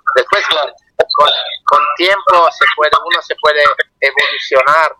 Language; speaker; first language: Spanish; non-native, fluent; Italian